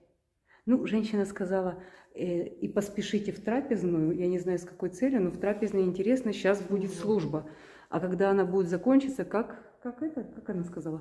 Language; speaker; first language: Russian; native; Russian